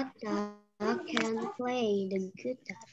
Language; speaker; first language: English; non-native, learner; Indonesian